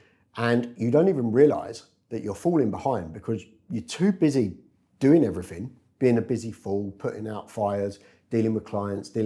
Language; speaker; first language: English; native; English